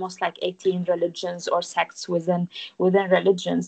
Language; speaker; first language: English; non-native, fluent; Arabic